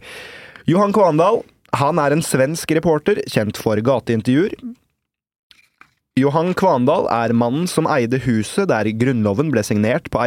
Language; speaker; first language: Norwegian; native; Norwegian